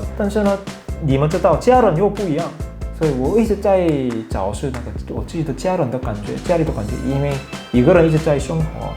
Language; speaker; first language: Chinese; non-native, fluent; Korean